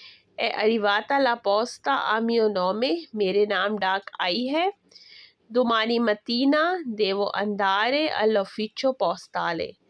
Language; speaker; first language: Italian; non-native, fluent; Urdu